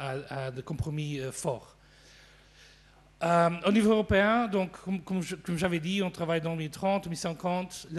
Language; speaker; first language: French; non-native, fluent; Portuguese